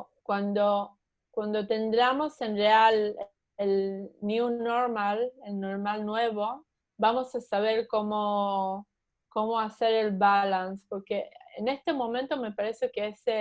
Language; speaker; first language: Spanish; early bilingual, heritage; Spanish